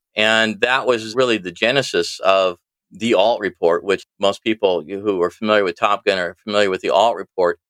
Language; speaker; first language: English; native; English